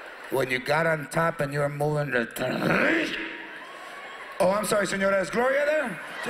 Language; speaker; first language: English; early bilingual, other home language; Spanish